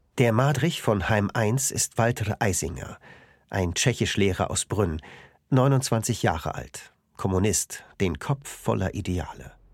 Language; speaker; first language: German; native; German